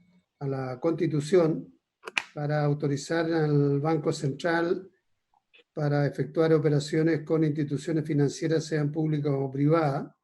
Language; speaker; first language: Spanish; native; Spanish